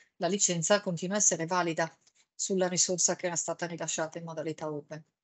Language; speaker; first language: Italian; native; Italian